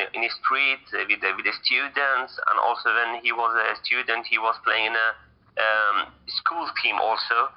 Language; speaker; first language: English; non-native, fluent; Persian